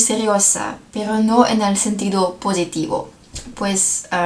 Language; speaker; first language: Spanish; non-native, learner; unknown